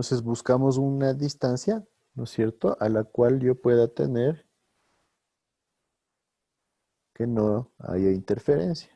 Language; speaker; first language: Spanish; native; Spanish